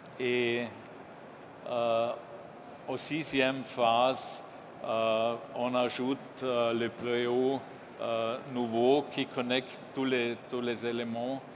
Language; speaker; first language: French; non-native, learner; German